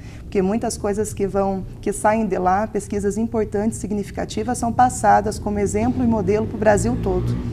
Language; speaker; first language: Portuguese; native; Portuguese